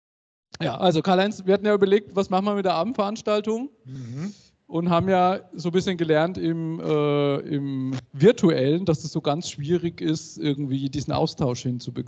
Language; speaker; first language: German; native; German